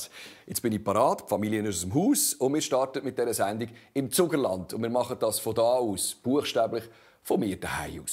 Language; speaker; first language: German; native; German